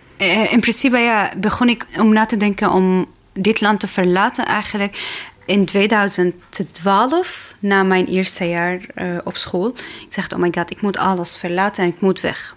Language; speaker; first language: Dutch; non-native, fluent; Arabic